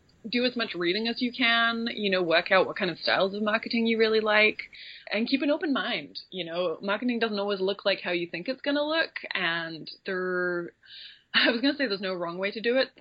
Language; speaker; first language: English; native; English